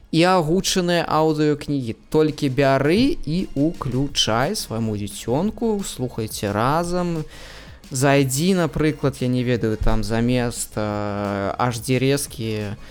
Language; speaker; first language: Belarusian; non-native, local second language; Russian